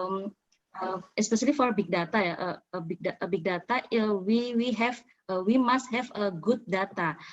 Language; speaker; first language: English; non-native, learner; Indonesian